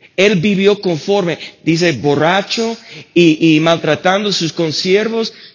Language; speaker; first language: Spanish; non-native, fluent; English